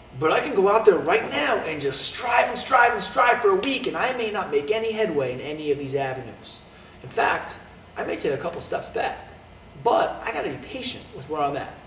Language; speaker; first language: English; native; English